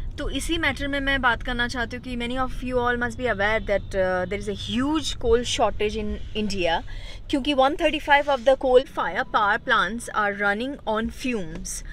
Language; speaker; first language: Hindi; non-native, local second language; Bangla